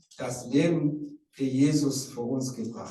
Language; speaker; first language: German; non-native, learner; Rundi